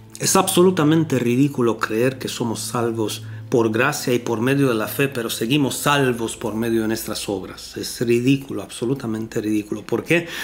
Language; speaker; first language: Spanish; non-native, fluent; Romanian